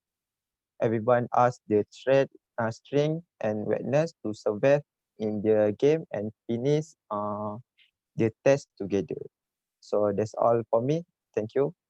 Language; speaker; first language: English; non-native, learner; Malay